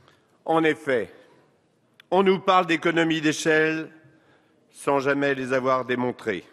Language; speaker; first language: French; native; French